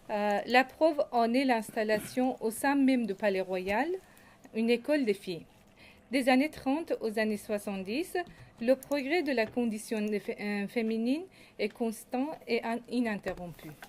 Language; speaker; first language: French; non-native, fluent; Persian